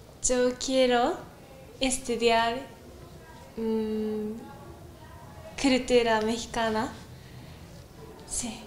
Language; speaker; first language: Spanish; non-native, learner; Japanese